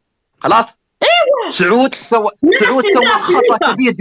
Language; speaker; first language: Arabic; native; Arabic